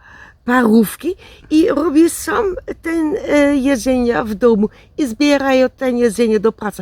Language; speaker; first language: Polish; non-native, learner; Dutch